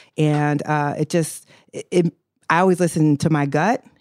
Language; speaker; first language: English; native; English